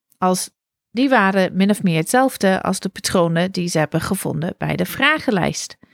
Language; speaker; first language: Dutch; non-native, fluent; English